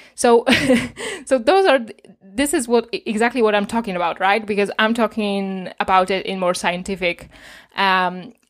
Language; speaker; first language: English; non-native, fluent; Polish